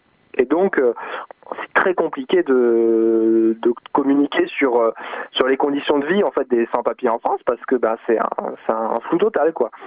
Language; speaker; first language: French; native; French